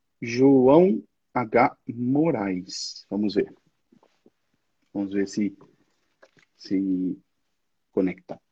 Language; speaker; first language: Portuguese; native; Portuguese